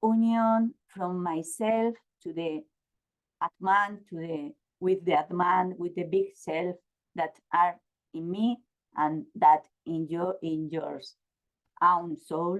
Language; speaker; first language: English; non-native, learner; Spanish